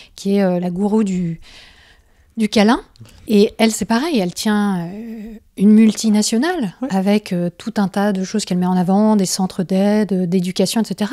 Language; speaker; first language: French; native; French